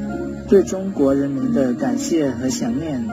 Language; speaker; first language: Chinese; non-native, fluent; Lao